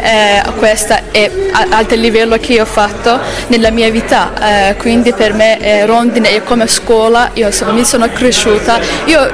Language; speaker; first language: Italian; non-native, learner; Azerbaijani